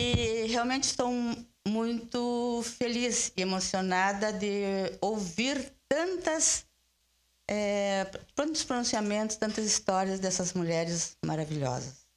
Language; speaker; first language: Portuguese; early bilingual, other home language; Spanish